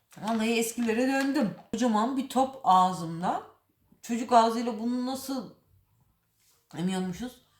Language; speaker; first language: Turkish; early bilingual, heritage; Turkish